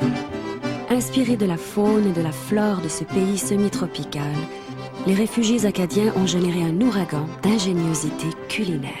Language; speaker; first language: French; native; French